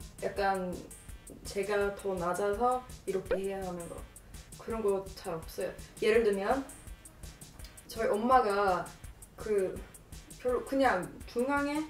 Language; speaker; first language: Korean; non-native, fluent; Swedish